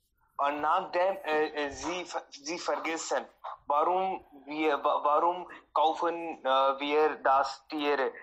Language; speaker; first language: German; non-native, learner; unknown